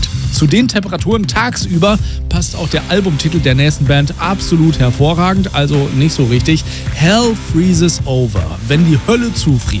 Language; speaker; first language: German; native; German